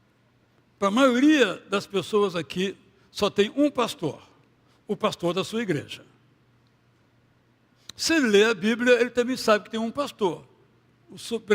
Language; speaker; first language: Portuguese; native; Portuguese